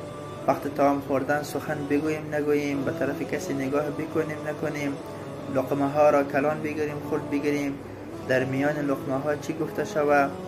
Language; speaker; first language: Persian; native; Persian